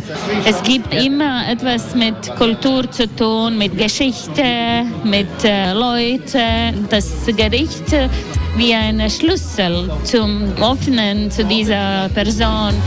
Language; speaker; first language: German; non-native, learner; Latvian